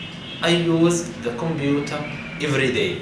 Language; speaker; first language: English; non-native, fluent; Arabic